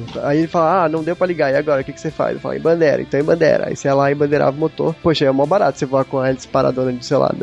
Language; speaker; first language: Portuguese; native; Portuguese